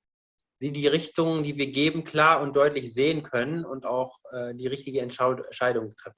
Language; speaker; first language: German; non-native, fluent; Indonesian